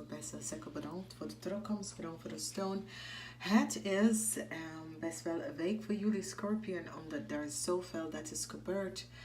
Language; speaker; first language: Dutch; non-native, fluent; English